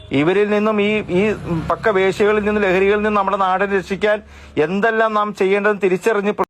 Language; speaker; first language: Malayalam; native; Malayalam